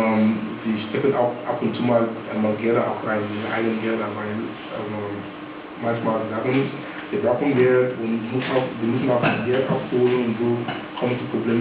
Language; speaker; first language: German; non-native, fluent; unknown